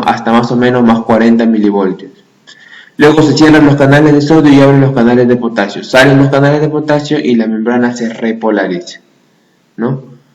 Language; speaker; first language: Spanish; native; Spanish